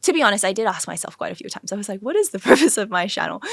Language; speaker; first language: English; early bilingual, other home language; Thai